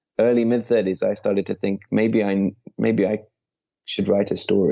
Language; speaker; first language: English; native; English